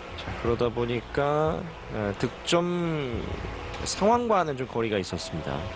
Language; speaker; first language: Korean; native; Korean